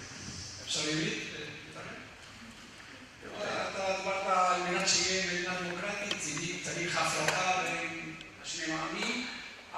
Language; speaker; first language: Hebrew; non-native, fluent; Spanish